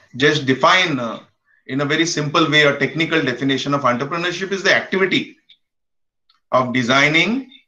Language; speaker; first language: English; non-native, local second language; Konkani